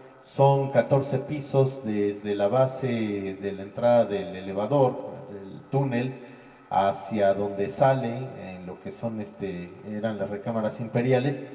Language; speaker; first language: Spanish; native; Spanish